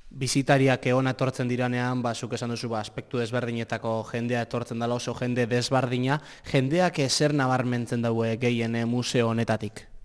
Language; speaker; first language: Basque; native; Basque